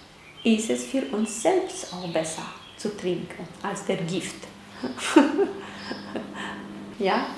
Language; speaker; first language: German; non-native, fluent; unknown